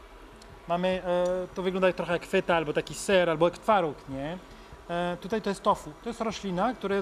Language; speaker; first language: Polish; non-native, learner; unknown